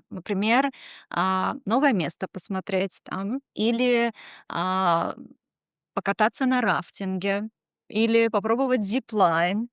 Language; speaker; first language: Russian; native; Russian